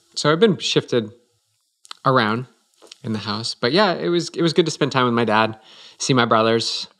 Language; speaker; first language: English; native; English